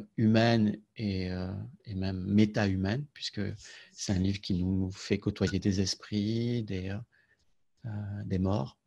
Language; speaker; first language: French; native; French